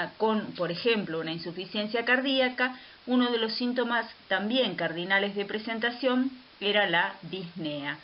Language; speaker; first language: Spanish; native; Spanish